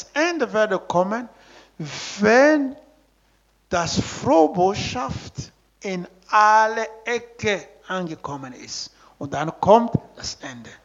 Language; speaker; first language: German; non-native, learner; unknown